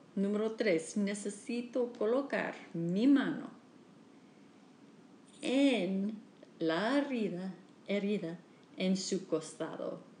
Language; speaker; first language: Spanish; non-native, learner; English